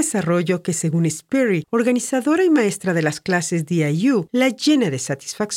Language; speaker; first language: Spanish; native; Spanish